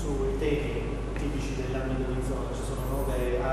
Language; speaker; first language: Italian; native; Italian